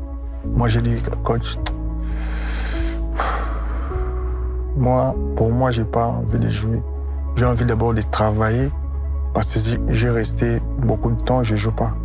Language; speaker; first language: French; non-native, local second language; Lingala